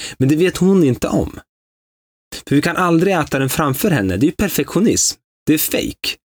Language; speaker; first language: Swedish; early bilingual, other home language; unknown